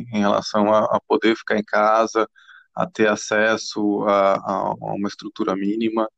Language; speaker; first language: Portuguese; non-native, fluent; English